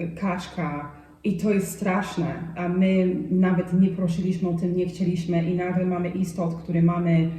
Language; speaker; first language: Polish; non-native, fluent; English